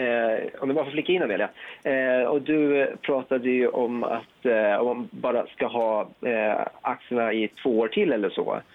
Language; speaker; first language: Swedish; native; Swedish